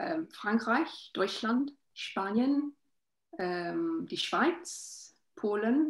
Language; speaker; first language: German; non-native, learner; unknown